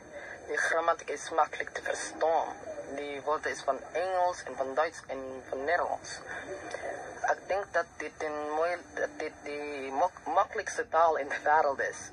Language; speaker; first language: Dutch; non-native, learner; Filipino